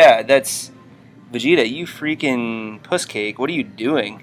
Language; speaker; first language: English; native; English